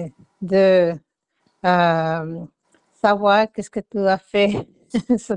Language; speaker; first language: French; non-native, learner; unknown